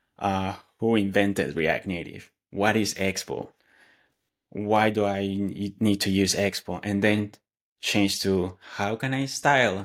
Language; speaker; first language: English; non-native, fluent; Spanish